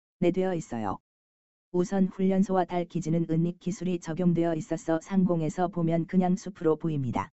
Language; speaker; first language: Korean; native; Korean